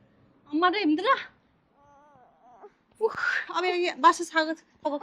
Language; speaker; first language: Korean; non-native, learner; Nepali